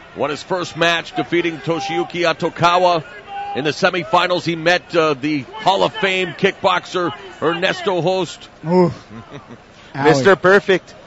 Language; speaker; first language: English; native; English